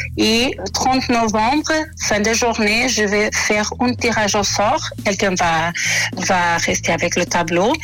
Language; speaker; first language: French; non-native, fluent; Portuguese